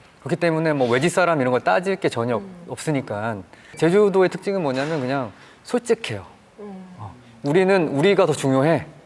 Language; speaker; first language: Korean; native; Korean